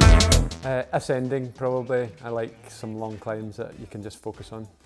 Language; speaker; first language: English; native; English